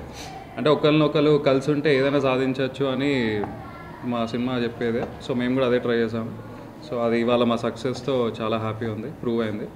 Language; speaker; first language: Telugu; native; Telugu